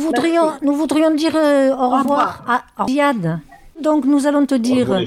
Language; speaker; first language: French; native; French